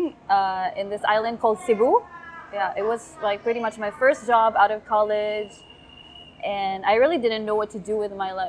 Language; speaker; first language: English; non-native, local second language; Cebuano